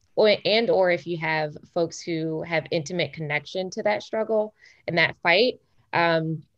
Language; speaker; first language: English; native; English